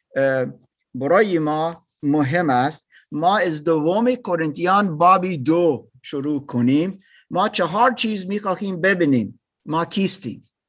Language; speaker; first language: Persian; non-native, learner; English